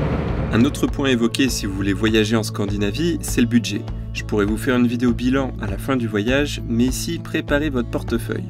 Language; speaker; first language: French; native; French